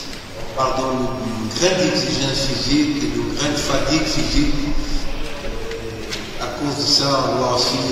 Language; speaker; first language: French; non-native, learner; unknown